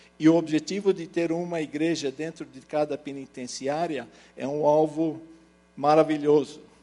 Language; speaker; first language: Portuguese; early bilingual, other home language; English